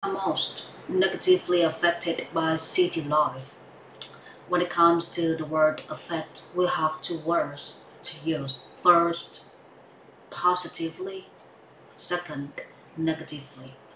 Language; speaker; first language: English; non-native, fluent; Vietnamese